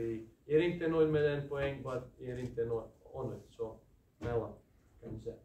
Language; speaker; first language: Swedish; non-native, fluent; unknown